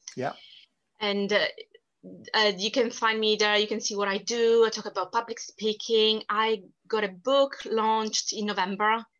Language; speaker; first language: English; non-native, fluent; Italian